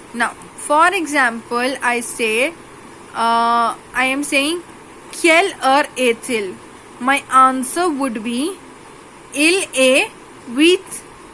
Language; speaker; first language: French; non-native, fluent; Hindi